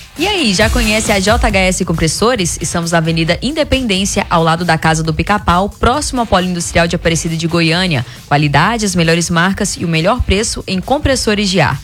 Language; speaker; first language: Portuguese; native; Portuguese